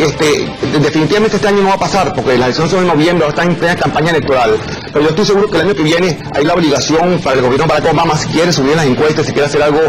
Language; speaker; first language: Spanish; native; Spanish